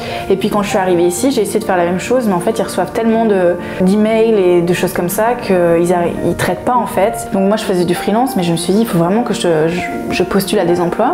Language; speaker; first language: French; native; French